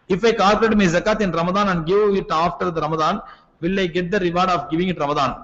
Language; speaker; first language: English; non-native, local second language; Tamil